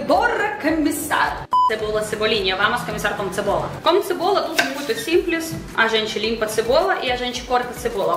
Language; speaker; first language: Portuguese; non-native, fluent; Russian